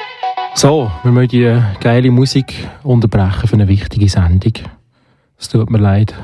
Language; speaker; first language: German; native; German